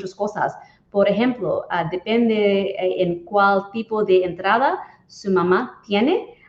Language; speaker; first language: Spanish; non-native, learner; English